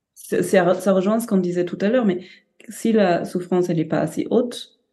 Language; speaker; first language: French; non-native, fluent; German